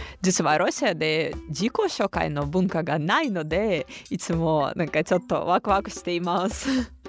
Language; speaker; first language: Japanese; non-native, learner; Russian